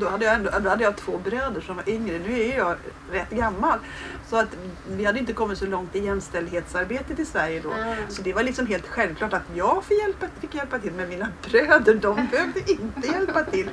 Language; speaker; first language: Swedish; native; Swedish